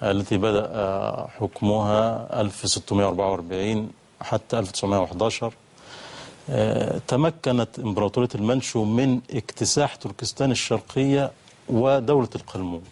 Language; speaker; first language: Arabic; native; Arabic